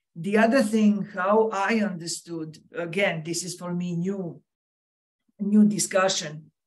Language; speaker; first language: English; non-native, fluent; Serbian